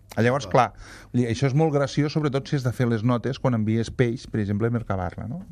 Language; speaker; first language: Catalan; native; Catalan